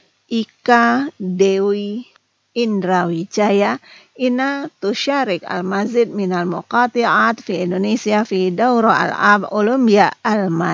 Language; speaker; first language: Arabic; non-native, fluent; Indonesian